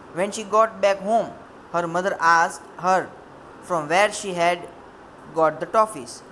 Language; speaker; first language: English; non-native, local second language; Gujarati